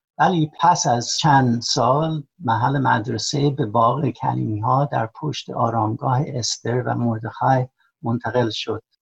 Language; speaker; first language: Persian; non-native, fluent; English